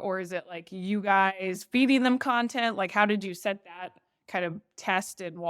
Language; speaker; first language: English; native; English